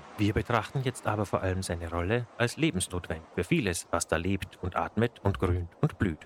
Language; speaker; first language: German; native; German